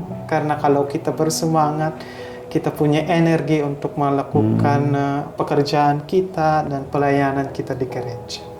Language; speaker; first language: Indonesian; non-native, fluent; Hiligaynon